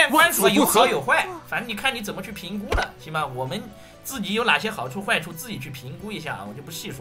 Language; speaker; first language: Chinese; native; Chinese